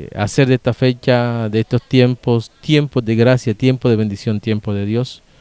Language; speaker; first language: Spanish; native; Spanish